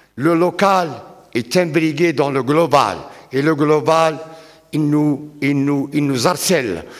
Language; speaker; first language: French; non-native, local second language; Arabic